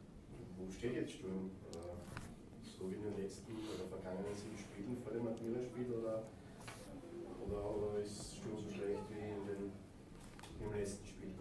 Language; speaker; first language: German; native; German